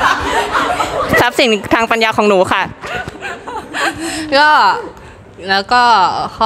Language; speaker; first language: Thai; native; Thai